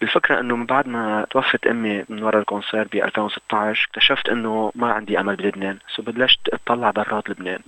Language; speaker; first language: Arabic; native; Arabic